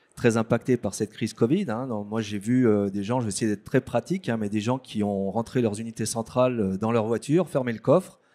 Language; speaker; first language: French; native; French